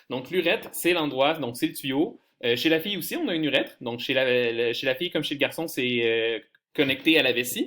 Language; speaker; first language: French; native; French